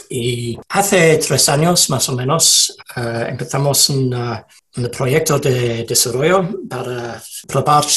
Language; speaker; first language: Spanish; non-native, learner; English